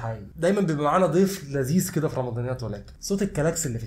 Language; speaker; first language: Arabic; native; Arabic